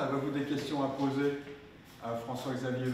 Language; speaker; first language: French; native; French